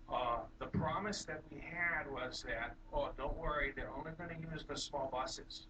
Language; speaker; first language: English; native; English